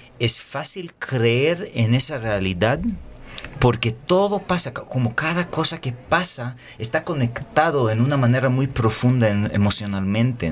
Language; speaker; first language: Spanish; non-native, fluent; Hebrew